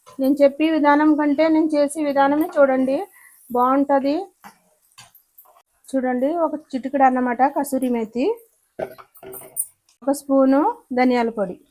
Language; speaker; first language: Telugu; native; Telugu